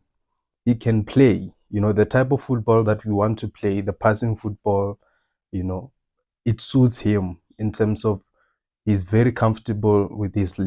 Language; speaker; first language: English; non-native, local second language; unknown